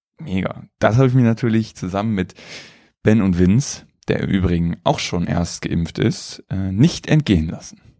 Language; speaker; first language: German; native; German